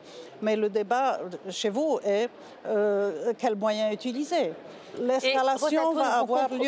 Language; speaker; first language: French; non-native, fluent; Polish